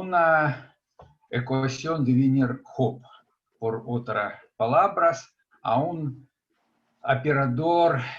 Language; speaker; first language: Spanish; non-native, fluent; Russian